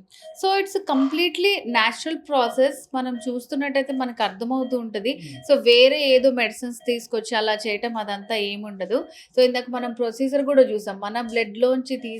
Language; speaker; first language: Telugu; native; Telugu